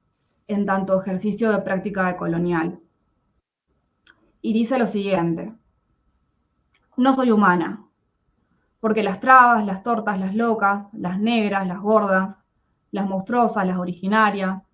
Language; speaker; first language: Spanish; native; Spanish